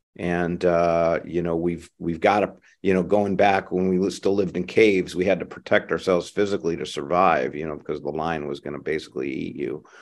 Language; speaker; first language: English; native; English